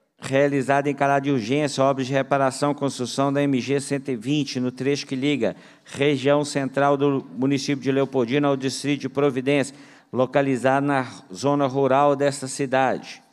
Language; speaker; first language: Portuguese; native; Portuguese